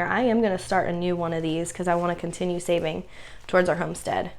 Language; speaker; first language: English; native; English